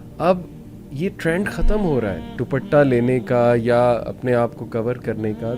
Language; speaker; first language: Urdu; native; Urdu